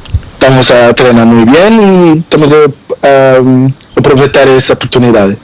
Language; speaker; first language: Spanish; non-native, learner; Portuguese